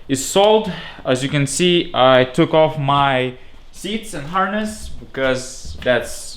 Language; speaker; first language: English; non-native, fluent; Lithuanian